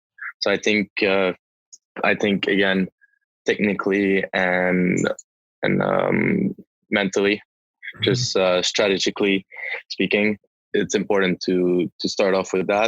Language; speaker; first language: English; non-native, local second language; French